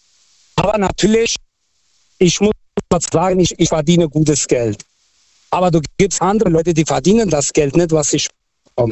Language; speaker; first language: German; non-native, local second language; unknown